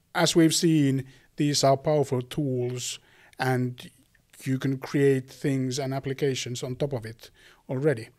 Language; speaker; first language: English; non-native, fluent; Finnish